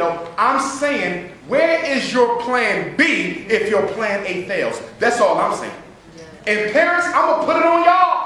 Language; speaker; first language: English; native; English